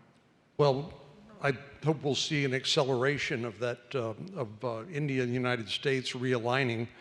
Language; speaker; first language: English; native; English